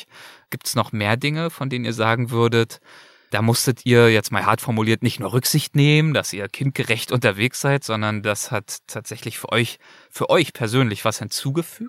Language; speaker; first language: German; native; German